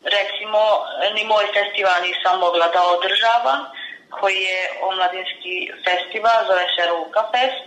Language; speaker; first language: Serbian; non-native, local second language; Hungarian